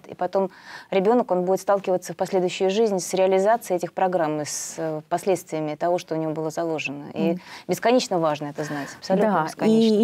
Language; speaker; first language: Russian; native; Russian